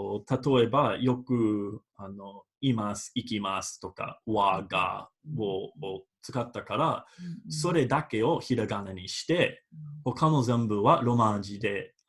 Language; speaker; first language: Japanese; non-native, fluent; English